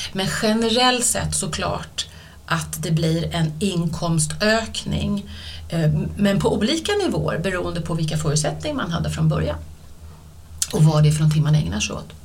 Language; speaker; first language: Swedish; native; Swedish